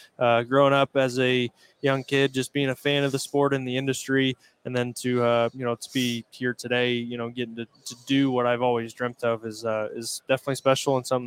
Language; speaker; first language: English; native; English